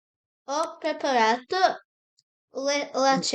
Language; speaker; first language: Italian; non-native, learner; Serbian